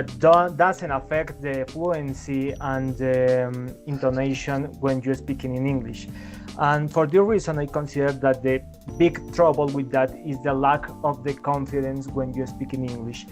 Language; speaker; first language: English; non-native, learner; Spanish